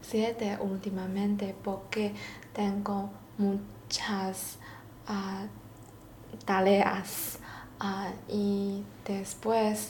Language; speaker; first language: Spanish; non-native, learner; Chinese